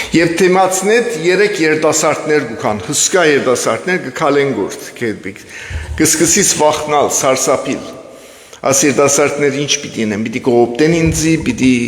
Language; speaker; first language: Armenian; early bilingual, heritage; Armenian